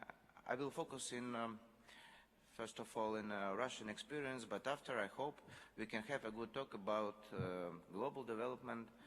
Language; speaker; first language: English; non-native, learner; Russian